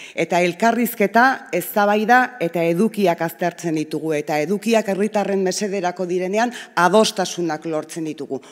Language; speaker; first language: Basque; native; Basque